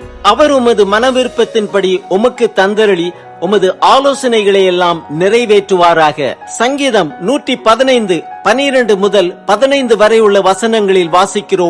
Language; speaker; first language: Tamil; native; Tamil